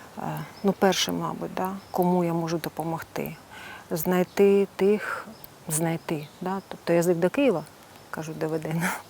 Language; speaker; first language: Ukrainian; non-native, local second language; Russian